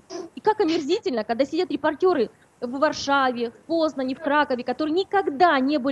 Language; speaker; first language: Russian; native; Russian